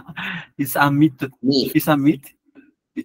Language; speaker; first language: English; non-native, learner; Spanish